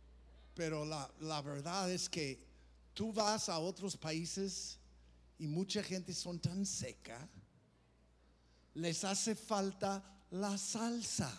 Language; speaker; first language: Spanish; non-native, fluent; English